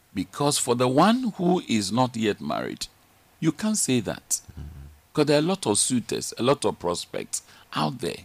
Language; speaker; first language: English; non-native, local second language; Ga